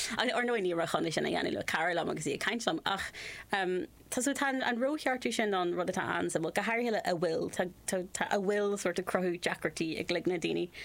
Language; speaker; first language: Irish; non-native, local second language; English